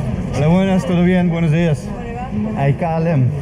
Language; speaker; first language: Spanish; non-native, learner; Dutch